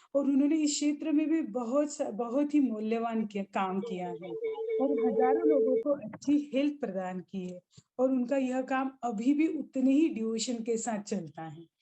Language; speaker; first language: Hindi; non-native, local second language; Marathi